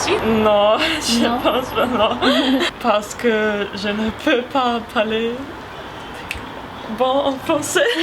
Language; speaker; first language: French; non-native, learner; German